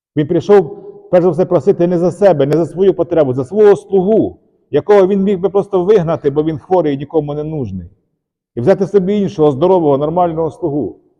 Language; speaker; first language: Ukrainian; native; Ukrainian